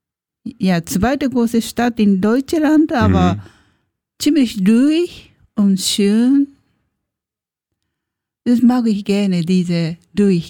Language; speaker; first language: German; non-native, learner; Japanese